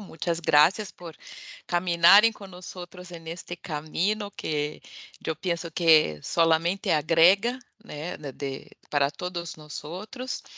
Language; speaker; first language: Spanish; non-native, fluent; Portuguese